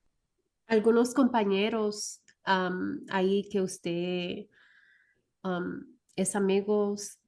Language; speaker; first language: Spanish; early bilingual, heritage; Spanish